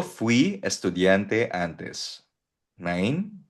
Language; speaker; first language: Spanish; non-native, fluent; Filipino